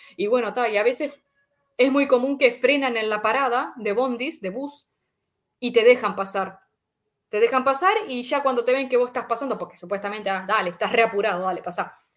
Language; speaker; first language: Spanish; native; Spanish